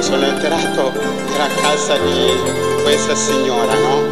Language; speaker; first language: Italian; non-native, fluent; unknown